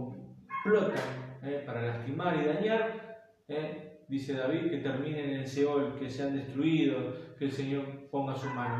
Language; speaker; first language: Spanish; native; Spanish